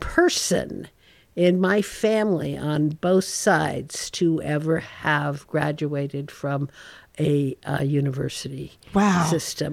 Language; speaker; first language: English; native; English